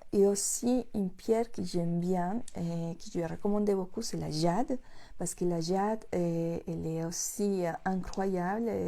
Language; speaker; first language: French; non-native, fluent; Spanish